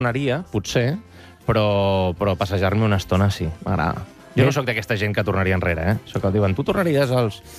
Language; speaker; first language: Catalan; native; Catalan